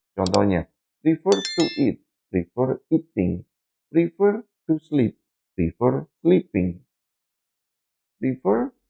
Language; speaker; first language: English; non-native, learner; Indonesian